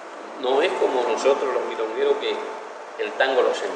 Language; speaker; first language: Spanish; native; Spanish